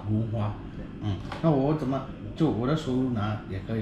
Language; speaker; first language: Chinese; non-native, learner; English